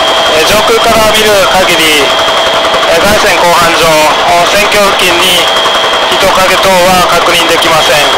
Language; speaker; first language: Japanese; native; Japanese